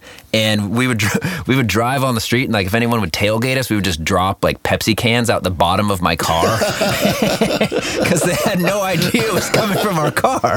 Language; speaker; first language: English; native; English